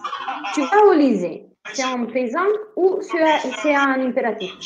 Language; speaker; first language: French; non-native, fluent; Italian